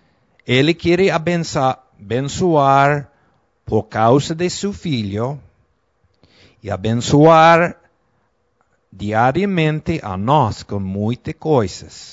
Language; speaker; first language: Portuguese; non-native, fluent; Spanish